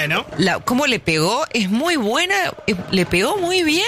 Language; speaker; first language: Spanish; native; Spanish